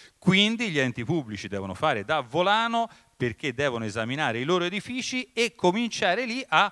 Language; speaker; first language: Italian; native; Italian